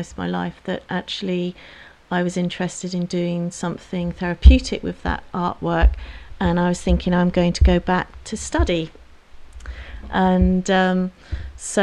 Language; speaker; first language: English; native; English